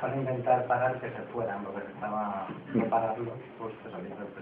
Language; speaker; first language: Spanish; native; Spanish